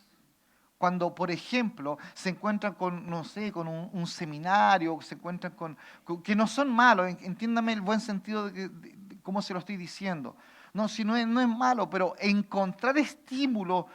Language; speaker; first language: Spanish; native; Spanish